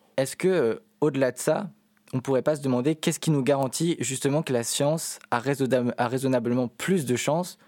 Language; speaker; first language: French; native; French